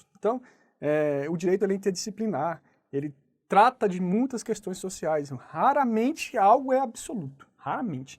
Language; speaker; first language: Portuguese; native; Portuguese